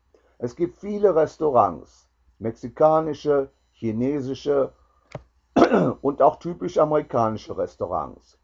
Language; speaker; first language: German; non-native, learner; English